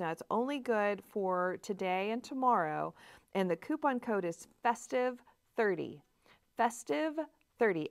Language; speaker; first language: English; native; English